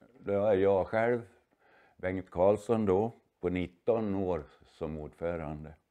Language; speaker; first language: Swedish; native; Swedish